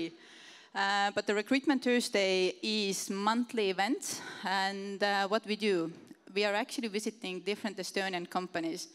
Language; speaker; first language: English; non-native, fluent; Estonian